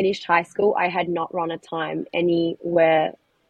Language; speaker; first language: English; native; English